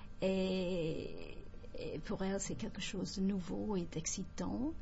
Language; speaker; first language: French; non-native, fluent; English